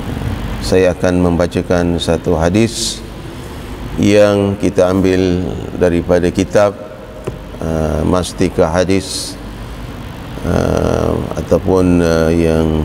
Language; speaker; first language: Malay; native; Malay